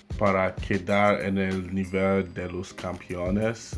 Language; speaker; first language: Spanish; non-native, learner; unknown